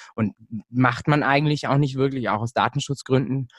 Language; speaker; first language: German; native; German